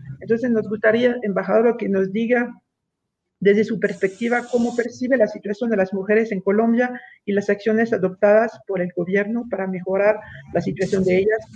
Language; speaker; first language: Spanish; non-native, fluent; French